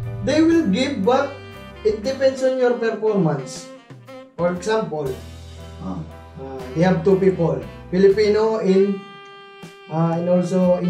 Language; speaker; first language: English; non-native, learner; Filipino